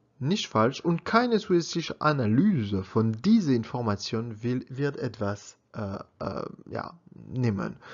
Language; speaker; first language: German; non-native, learner; French